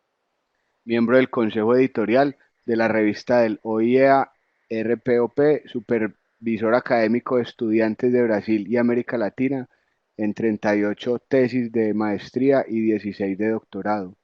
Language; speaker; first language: Spanish; native; Spanish